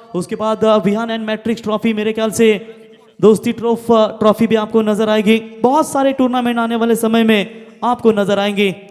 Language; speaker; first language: Hindi; non-native, local second language; Marathi